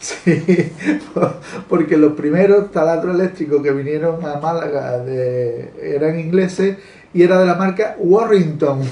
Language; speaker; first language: Spanish; native; Spanish